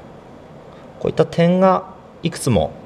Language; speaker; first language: Japanese; native; Japanese